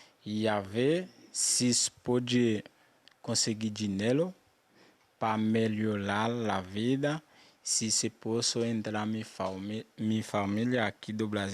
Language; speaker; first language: Portuguese; non-native, learner; Haitian Creole